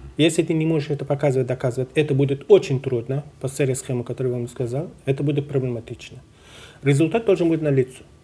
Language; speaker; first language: Russian; non-native, fluent; Persian